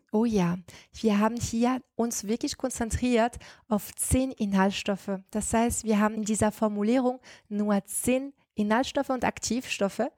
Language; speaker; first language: German; non-native, fluent; French